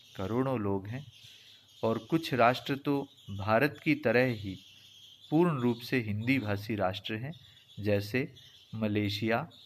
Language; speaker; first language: Hindi; native; Hindi